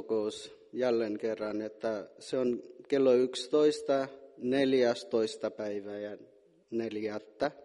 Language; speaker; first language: Finnish; non-native, fluent; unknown